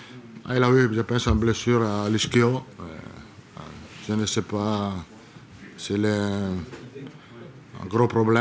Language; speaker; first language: French; non-native, learner; Italian